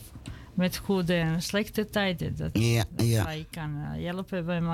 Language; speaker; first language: Dutch; non-native, learner; Serbian